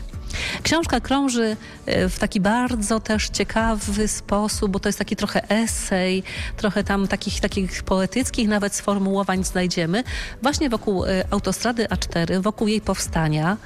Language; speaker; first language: Polish; native; Polish